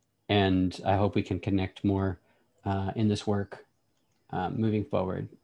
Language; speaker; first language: English; native; English